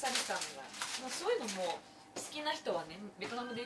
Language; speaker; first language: Japanese; native; Japanese